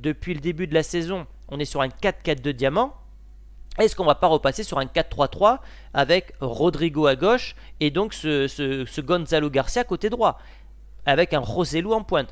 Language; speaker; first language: French; native; French